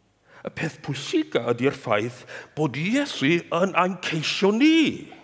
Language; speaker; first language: Welsh; non-native, fluent; English